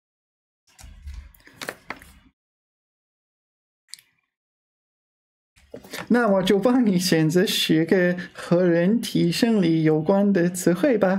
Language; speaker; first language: Chinese; non-native, learner; English